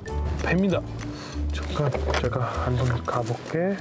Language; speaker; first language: Korean; non-native, learner; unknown